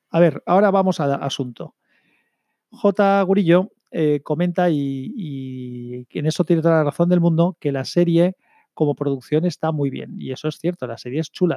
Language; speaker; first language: Spanish; native; Spanish